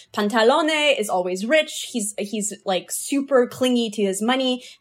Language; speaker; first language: English; early bilingual, other home language; Polish